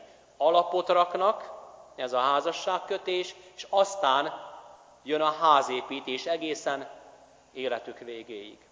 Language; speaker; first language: Hungarian; native; Hungarian